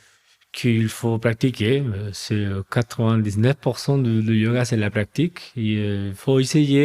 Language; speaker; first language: French; non-native, fluent; Spanish